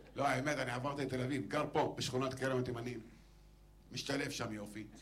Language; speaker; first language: Hebrew; non-native, local second language; Arabic